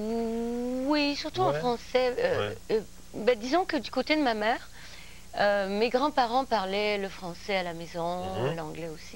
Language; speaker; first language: French; native; French